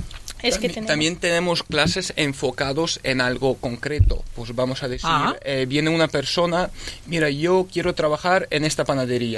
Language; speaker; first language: Spanish; early bilingual, other home language; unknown